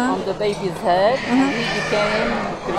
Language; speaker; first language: English; non-native, learner; Arabic